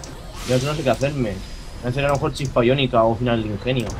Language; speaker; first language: Spanish; native; Spanish